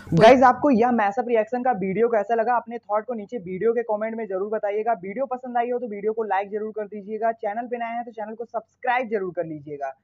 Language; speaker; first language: Hindi; native; Hindi